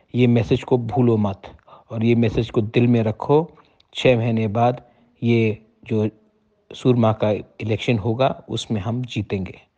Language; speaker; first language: Hindi; non-native, local second language; Kok Borok